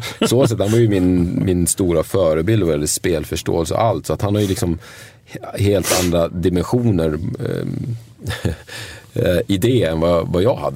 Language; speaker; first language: Swedish; native; Swedish